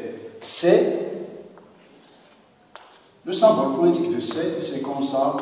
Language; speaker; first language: French; non-native, local second language; Arabic